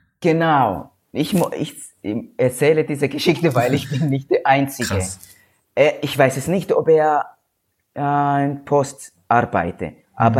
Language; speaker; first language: German; non-native, learner; Swahili